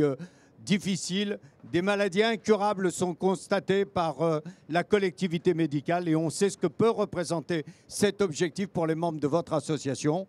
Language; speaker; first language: French; native; French